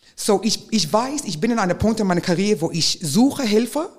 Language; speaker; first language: German; non-native, fluent; English